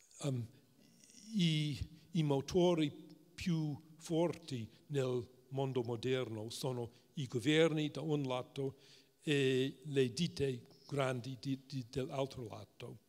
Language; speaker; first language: Italian; non-native, fluent; English